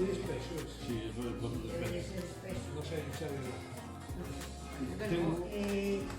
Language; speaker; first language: Spanish; non-native, learner; Thai